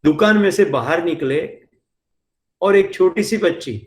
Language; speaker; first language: Hindi; non-native, local second language; Gujarati